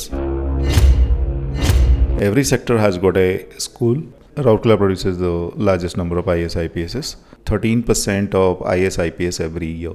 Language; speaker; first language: English; non-native, local second language; Odia